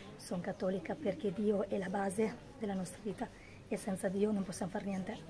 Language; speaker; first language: Italian; native; Italian